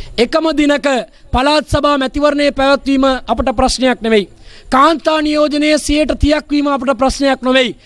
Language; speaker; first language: Sinhala; non-native, local second language; Tamil